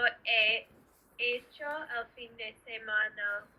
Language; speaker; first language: Spanish; non-native, learner; English